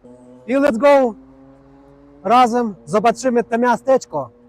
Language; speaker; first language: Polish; non-native, learner; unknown